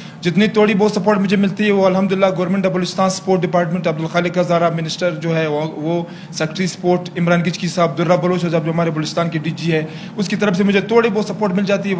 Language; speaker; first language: Urdu; native; Urdu